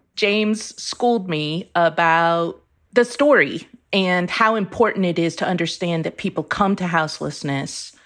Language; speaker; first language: English; early bilingual, other home language; Persian